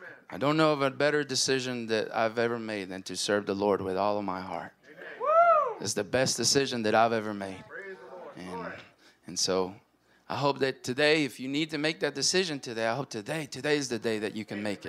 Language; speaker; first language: English; native; English